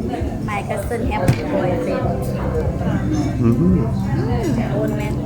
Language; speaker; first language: English; non-native, learner; Thai